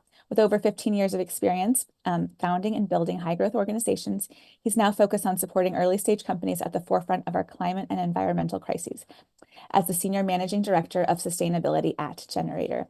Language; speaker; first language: English; native; English